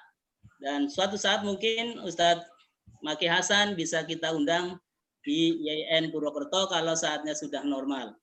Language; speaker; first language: Indonesian; native; Indonesian